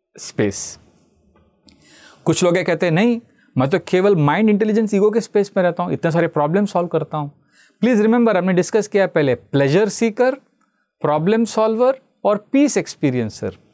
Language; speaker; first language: Hindi; non-native, local second language; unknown